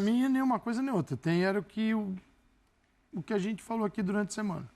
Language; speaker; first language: Portuguese; native; Portuguese